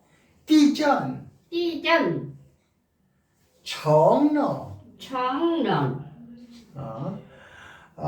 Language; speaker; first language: Chinese; non-native, learner; Korean